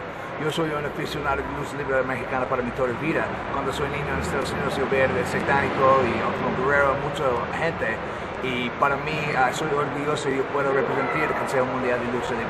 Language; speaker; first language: Spanish; non-native, learner; English